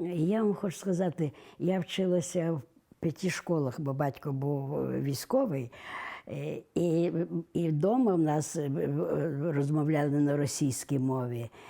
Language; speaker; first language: Ukrainian; non-native, local second language; Russian